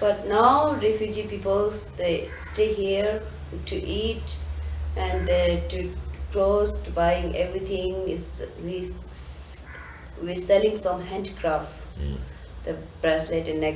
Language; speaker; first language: English; non-native, learner; Tibetan